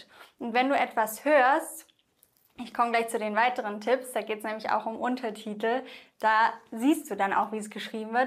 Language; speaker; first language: German; native; German